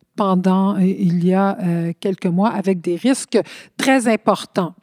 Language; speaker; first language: French; early bilingual, other home language; Spanish